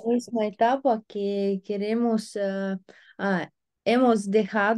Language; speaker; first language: Spanish; non-native, learner; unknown